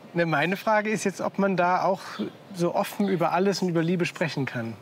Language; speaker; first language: German; native; German